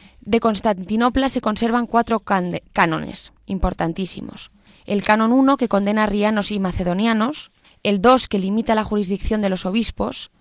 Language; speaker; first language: Spanish; native; Spanish